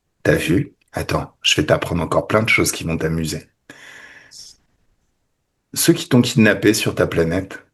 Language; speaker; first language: French; native; French